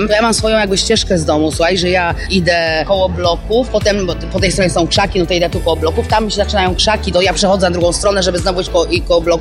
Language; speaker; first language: Polish; native; Polish